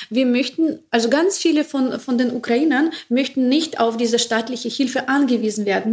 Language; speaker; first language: German; non-native, learner; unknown